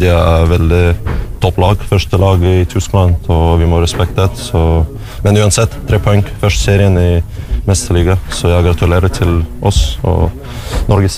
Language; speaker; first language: Norwegian; non-native, fluent; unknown